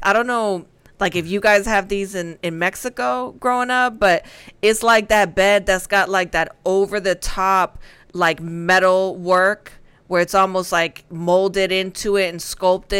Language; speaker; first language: English; early bilingual, other home language; Spanish